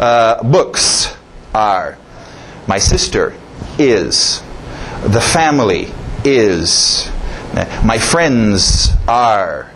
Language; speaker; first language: English; non-native, fluent; Portuguese